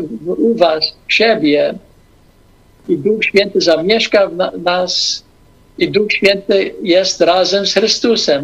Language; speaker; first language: Polish; early bilingual, heritage; English